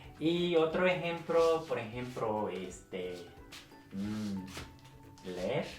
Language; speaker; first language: Spanish; non-native, fluent; Japanese